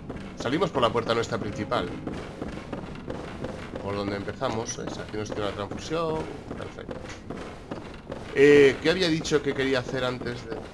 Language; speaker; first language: Spanish; native; Spanish